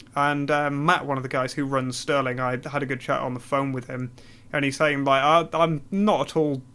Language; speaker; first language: English; native; English